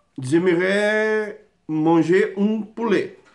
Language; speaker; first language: French; non-native, learner; Portuguese